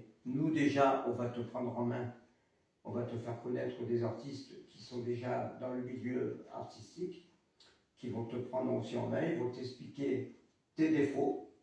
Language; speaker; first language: French; native; French